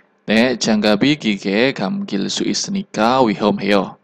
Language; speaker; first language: Korean; non-native, learner; Indonesian